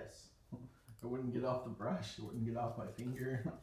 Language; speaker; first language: English; native; English